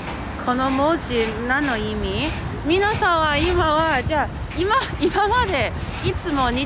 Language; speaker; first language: Japanese; non-native, learner; English